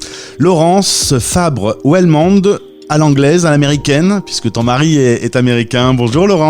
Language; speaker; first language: French; native; French